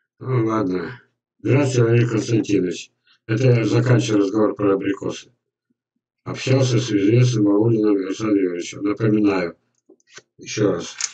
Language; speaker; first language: Russian; native; Russian